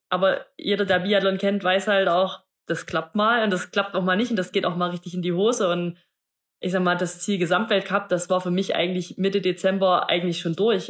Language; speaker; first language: German; native; German